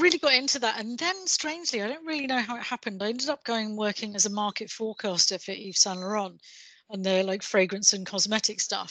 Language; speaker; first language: English; native; English